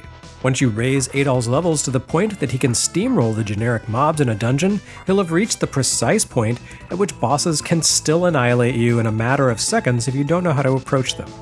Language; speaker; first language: English; native; English